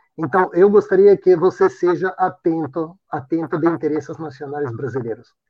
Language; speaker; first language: Portuguese; non-native, fluent; Russian